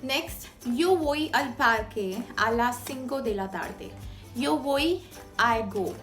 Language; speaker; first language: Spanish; non-native, fluent; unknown